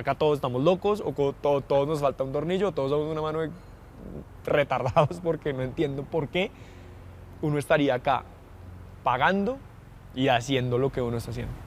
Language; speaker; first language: Spanish; native; Spanish